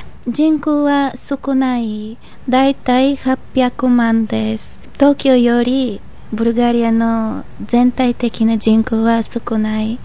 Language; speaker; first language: Japanese; non-native, fluent; Bulgarian